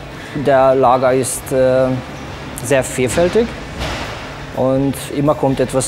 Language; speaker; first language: German; non-native, fluent; Hungarian